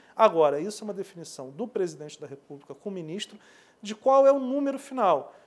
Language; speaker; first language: Portuguese; native; Portuguese